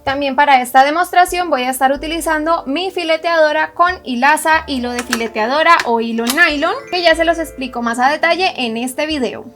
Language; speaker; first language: Spanish; native; Spanish